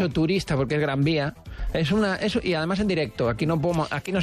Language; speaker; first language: Spanish; native; Spanish